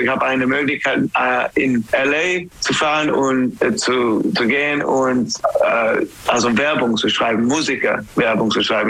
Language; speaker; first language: German; non-native, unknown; English